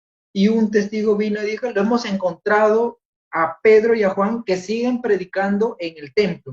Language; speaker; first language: Spanish; native; Spanish